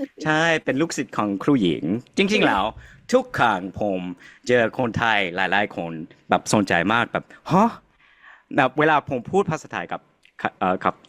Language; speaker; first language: Thai; non-native, fluent; English